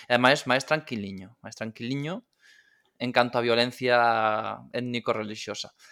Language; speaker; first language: Galician; native; Galician